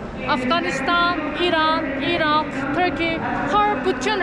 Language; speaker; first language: Turkish; non-native, learner; Korean